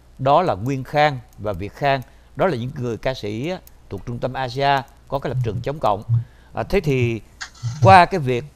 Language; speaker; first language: Vietnamese; native; Vietnamese